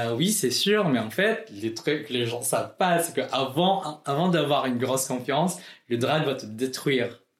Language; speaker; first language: French; non-native, fluent; Filipino